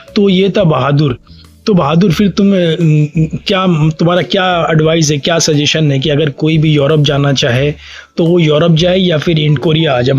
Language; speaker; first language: Hindi; native; Hindi